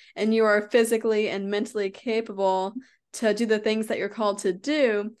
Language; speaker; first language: English; native; English